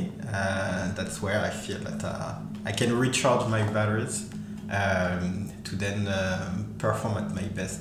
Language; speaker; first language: English; non-native, fluent; French